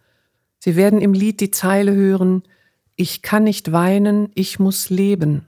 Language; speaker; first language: German; native; German